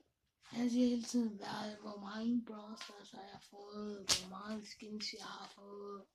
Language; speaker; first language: Danish; early bilingual, other home language; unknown